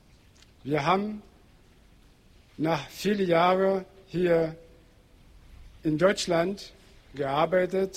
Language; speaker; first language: German; non-native, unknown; Portuguese